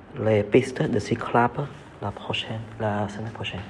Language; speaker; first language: French; non-native, learner; Vietnamese